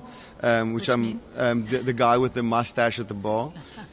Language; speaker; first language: English; non-native, local second language; Afrikaans